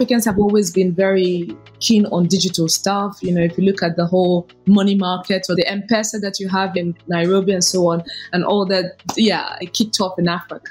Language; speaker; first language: English; non-native, local second language; Igbo